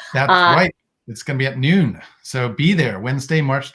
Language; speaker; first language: English; native; English